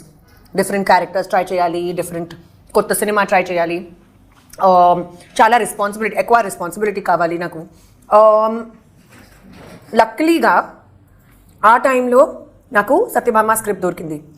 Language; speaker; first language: Telugu; non-native, learner; Hindi